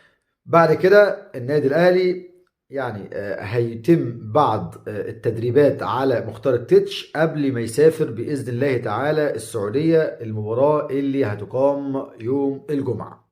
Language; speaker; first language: Arabic; native; Arabic